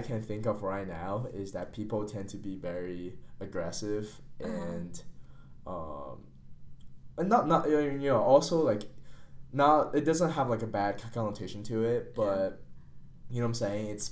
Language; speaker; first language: English; non-native, fluent; Chinese